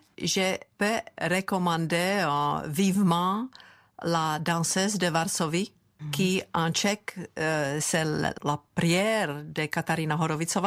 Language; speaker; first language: French; non-native, fluent; Czech